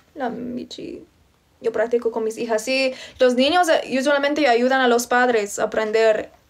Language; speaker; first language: Spanish; non-native, fluent; English